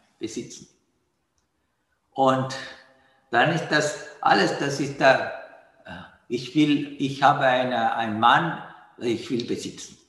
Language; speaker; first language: German; non-native, learner; Sinhala